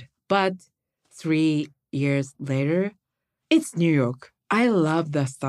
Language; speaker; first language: English; non-native, learner; Japanese